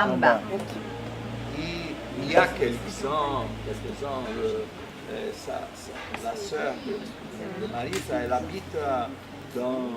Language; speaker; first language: French; non-native, fluent; Portuguese